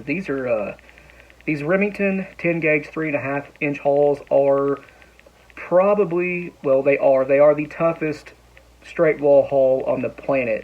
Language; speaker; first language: English; native; English